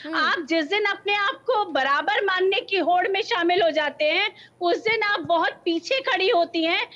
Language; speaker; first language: Hindi; native; Hindi